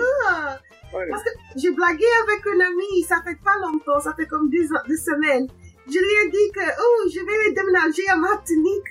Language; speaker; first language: French; non-native, learner; English